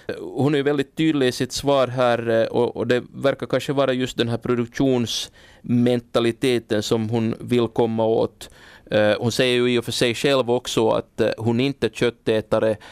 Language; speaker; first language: Swedish; native; Swedish